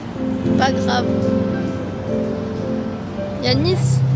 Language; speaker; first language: French; native; French